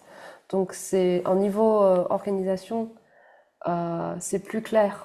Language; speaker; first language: French; non-native, fluent; Chinese